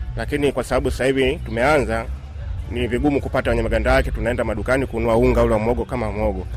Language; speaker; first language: Swahili; native; Swahili